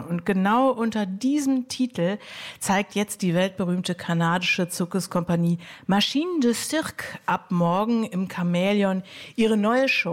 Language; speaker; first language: German; native; German